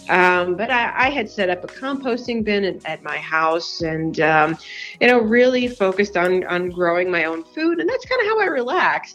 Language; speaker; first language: English; native; English